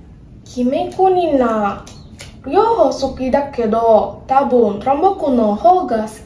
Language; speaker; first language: Japanese; non-native, learner; Indonesian